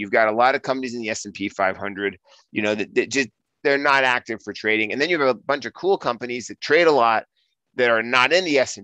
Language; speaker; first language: English; native; English